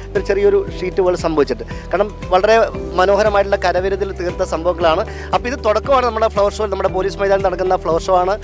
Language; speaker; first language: Malayalam; native; Malayalam